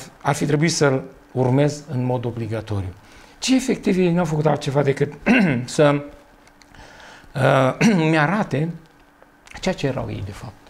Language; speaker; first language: Romanian; native; Romanian